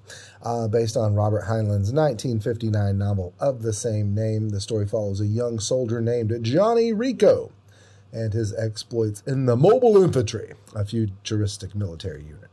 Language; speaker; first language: English; native; English